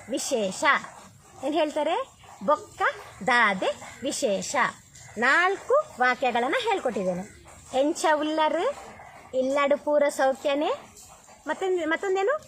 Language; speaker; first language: Kannada; non-native, local second language; Tulu